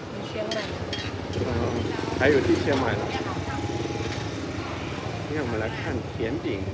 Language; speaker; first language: Thai; non-native, learner; Chinese